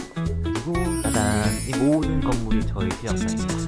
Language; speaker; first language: Korean; native; Korean